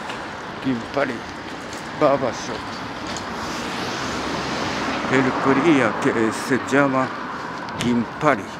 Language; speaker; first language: Spanish; non-native, learner; Japanese